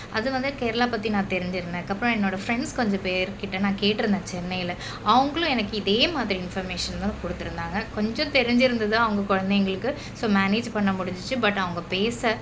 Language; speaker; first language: Tamil; non-native, local second language; Malayalam